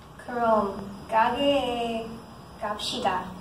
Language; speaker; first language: Korean; non-native, learner; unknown